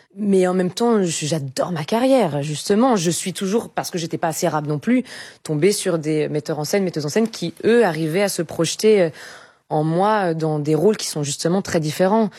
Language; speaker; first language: French; native; French